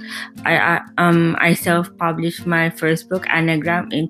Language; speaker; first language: English; non-native, local second language; Filipino